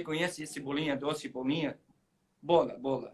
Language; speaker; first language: Portuguese; non-native, learner; Arabic